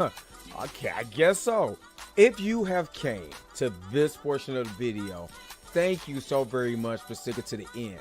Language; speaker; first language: English; native; English